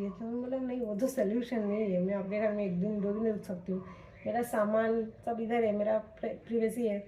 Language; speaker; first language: Hindi; non-native, local second language; Bangla